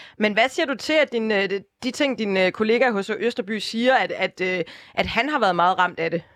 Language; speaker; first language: Danish; native; Danish